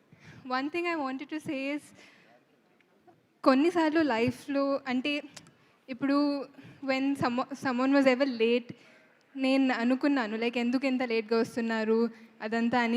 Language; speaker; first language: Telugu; non-native, fluent; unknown